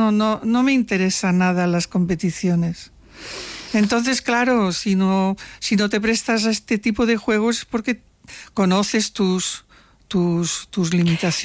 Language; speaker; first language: Spanish; non-native, local second language; Catalan